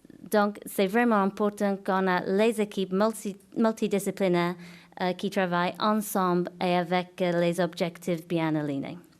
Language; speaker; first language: French; non-native, fluent; English